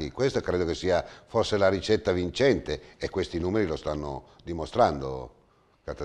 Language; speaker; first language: Italian; native; Italian